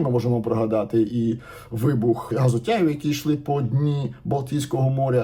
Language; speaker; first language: Ukrainian; native; Ukrainian